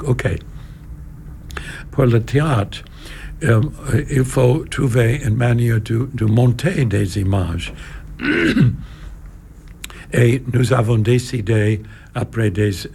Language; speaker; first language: French; non-native, learner; English